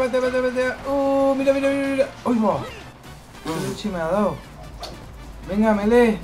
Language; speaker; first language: Spanish; native; Spanish